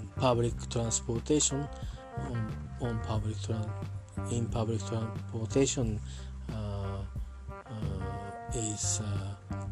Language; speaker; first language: English; non-native, learner; Japanese